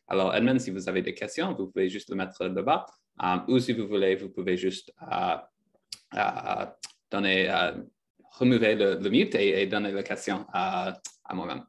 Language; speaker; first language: French; non-native, fluent; English